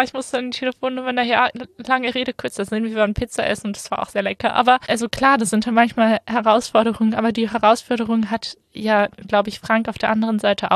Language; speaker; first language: German; native; German